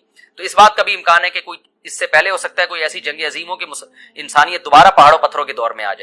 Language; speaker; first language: Urdu; native; Urdu